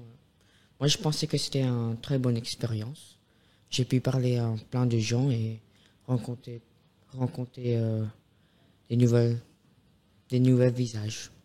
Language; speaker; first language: French; non-native, fluent; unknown